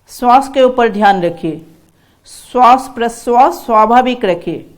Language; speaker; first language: Hindi; non-native, local second language; Assamese